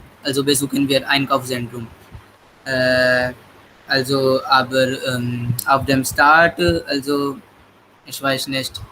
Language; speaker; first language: German; non-native, learner; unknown